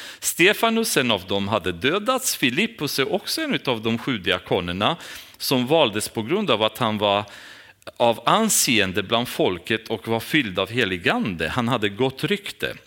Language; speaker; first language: Swedish; non-native, fluent; Romanian